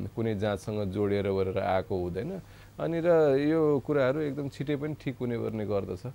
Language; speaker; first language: Nepali; non-native, local second language; Maithili